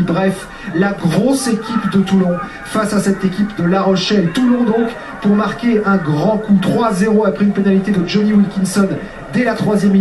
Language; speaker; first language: French; native; French